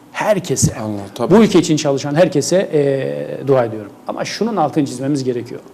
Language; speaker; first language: Turkish; native; Turkish